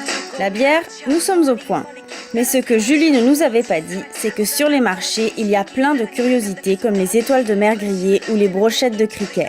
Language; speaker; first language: French; native; French